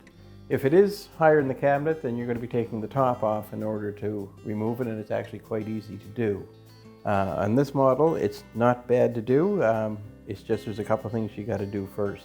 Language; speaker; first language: English; native; English